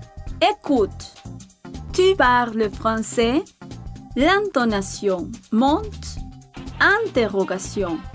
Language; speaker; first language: French; non-native, fluent; Spanish